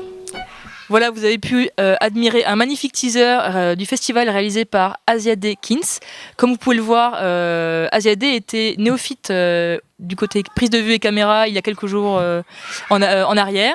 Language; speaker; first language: French; native; French